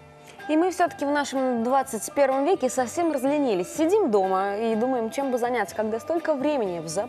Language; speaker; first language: Russian; native; Russian